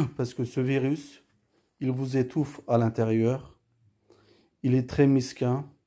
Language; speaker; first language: French; early bilingual, other home language; Turkish